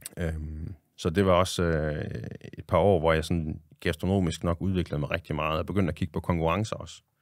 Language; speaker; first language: Danish; native; Danish